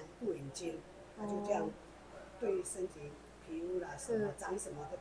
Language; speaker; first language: Chinese; native; Chinese